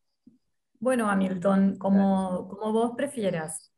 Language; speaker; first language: Spanish; native; Spanish